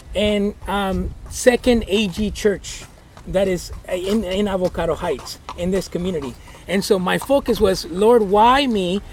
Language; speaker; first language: English; early bilingual, other home language; Spanish